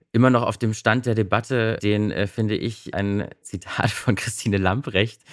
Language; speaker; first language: German; native; German